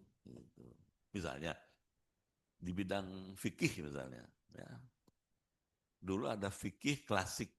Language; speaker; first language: Indonesian; native; Indonesian